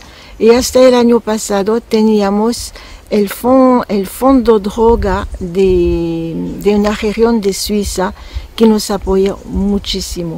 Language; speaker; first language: Spanish; non-native, fluent; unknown